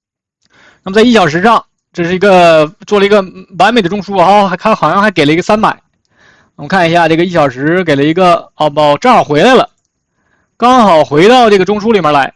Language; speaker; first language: Chinese; native; Chinese